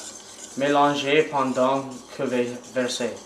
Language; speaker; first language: French; non-native, learner; English